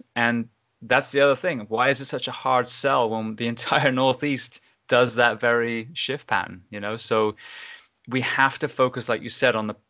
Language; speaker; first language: English; native; English